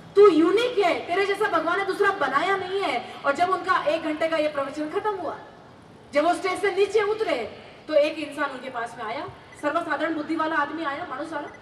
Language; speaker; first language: Hindi; non-native, local second language; Marathi